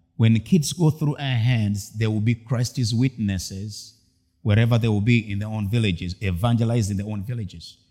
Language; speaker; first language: English; non-native, local second language; Ganda